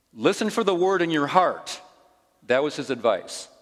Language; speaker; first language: English; native; English